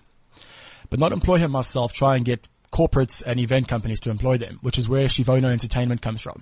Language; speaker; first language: English; native; English